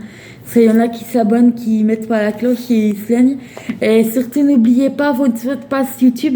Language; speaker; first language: French; native; French